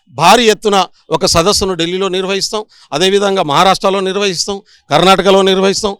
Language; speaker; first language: Telugu; non-native, local second language; Lambadi